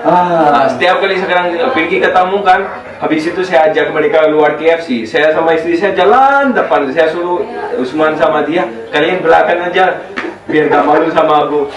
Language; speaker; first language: Indonesian; non-native, fluent; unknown